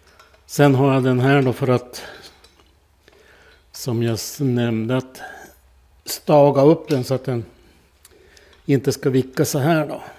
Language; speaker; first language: Swedish; native; Swedish